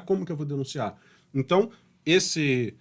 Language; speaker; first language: Portuguese; native; Portuguese